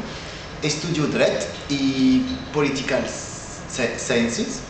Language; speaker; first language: Spanish; non-native, learner; French